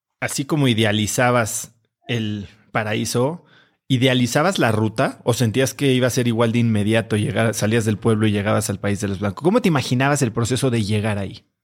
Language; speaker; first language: Spanish; native; Spanish